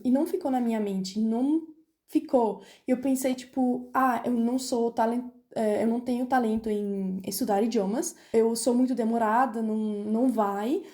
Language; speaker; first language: Portuguese; non-native, fluent; German